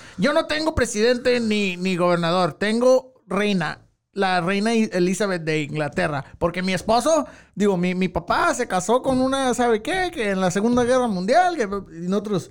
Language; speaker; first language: Spanish; early bilingual, heritage; Spanish